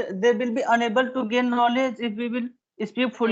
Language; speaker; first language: English; non-native, learner; Hindi